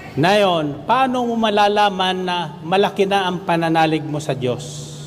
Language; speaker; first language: Filipino; native; Filipino